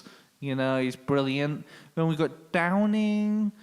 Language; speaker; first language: English; native; English